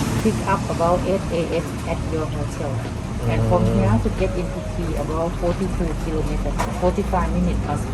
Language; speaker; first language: English; non-native, learner; Thai